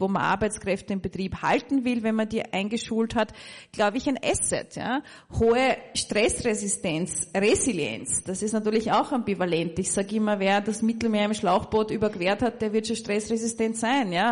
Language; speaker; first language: German; native; German